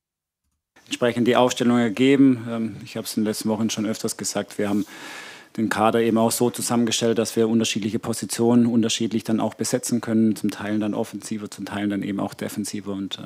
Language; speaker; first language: German; native; German